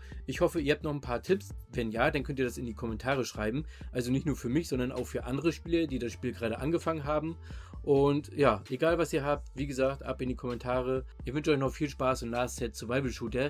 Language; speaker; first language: German; native; German